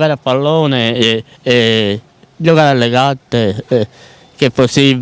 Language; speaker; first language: Italian; non-native, local second language; Sicilian